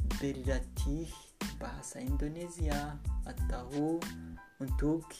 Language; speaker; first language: Indonesian; non-native, learner; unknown